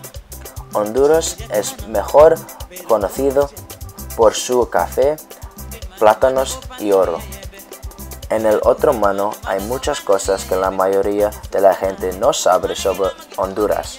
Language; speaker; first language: Spanish; non-native, learner; English